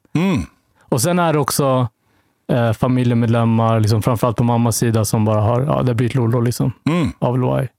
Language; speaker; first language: Swedish; native; Swedish